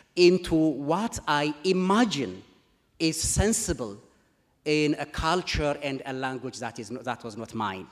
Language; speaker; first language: English; non-native, fluent; Amharic